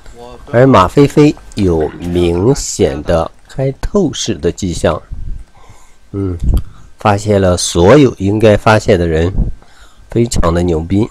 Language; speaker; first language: Chinese; native; Chinese